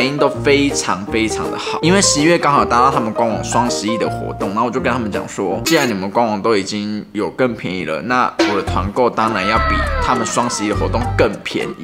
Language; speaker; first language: Chinese; native; Chinese